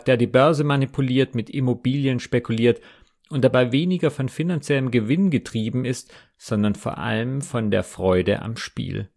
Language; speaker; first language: German; native; German